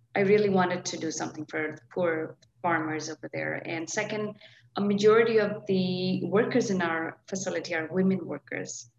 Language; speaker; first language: English; non-native, local second language; Hindi